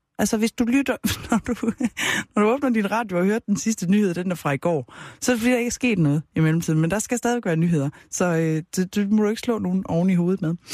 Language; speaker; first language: Danish; native; Danish